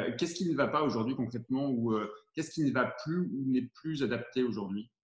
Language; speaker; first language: French; native; French